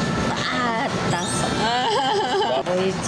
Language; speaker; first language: Korean; non-native, learner; Japanese